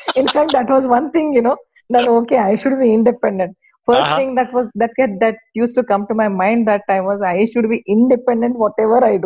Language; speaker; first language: English; non-native, local second language; Kannada